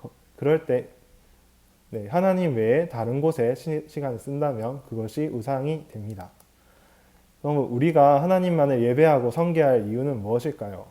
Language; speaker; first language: Korean; native; Korean